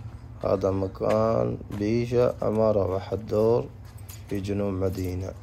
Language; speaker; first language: Arabic; non-native, learner; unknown